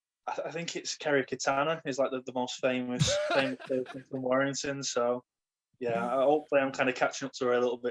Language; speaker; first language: English; native; English